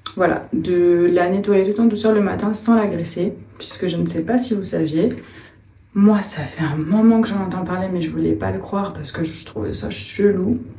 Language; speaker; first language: French; native; French